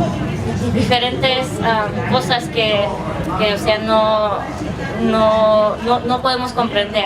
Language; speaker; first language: Spanish; early bilingual, heritage; English